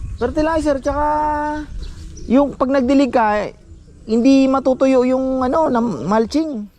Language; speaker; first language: Filipino; native; Filipino